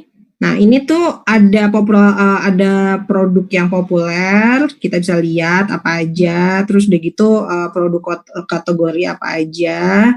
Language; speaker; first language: Indonesian; native; Indonesian